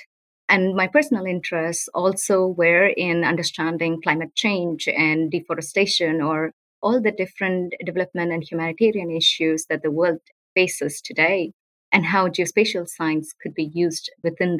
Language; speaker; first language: English; non-native, local second language; Tamil